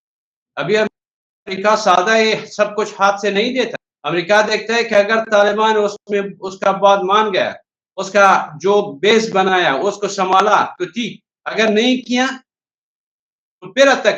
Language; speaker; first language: Hindi; non-native, fluent; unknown